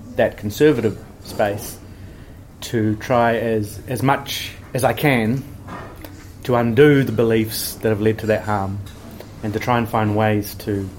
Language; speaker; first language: English; native; English